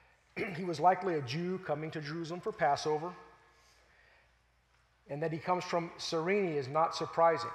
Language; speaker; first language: English; native; English